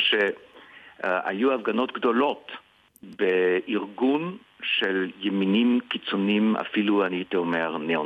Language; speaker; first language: Hebrew; early bilingual, heritage; Hebrew